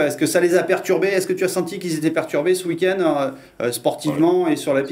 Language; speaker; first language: French; native; French